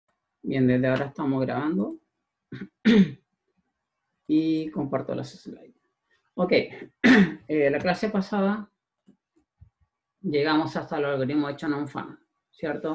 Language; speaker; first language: Spanish; native; Spanish